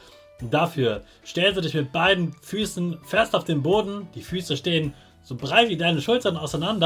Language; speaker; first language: German; native; German